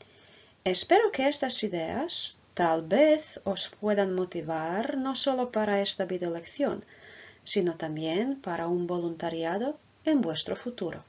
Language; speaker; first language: Spanish; non-native, fluent; Croatian